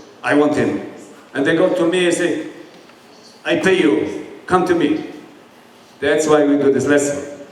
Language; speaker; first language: English; non-native, learner; Polish